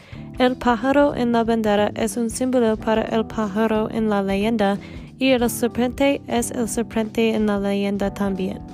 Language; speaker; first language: Spanish; non-native, learner; English